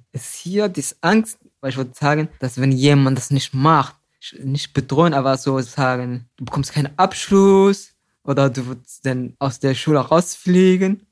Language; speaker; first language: German; non-native, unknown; Somali